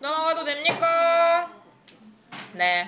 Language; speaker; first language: Korean; native; Korean